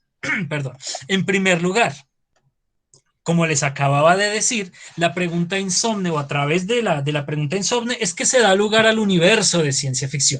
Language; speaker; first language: Spanish; native; Spanish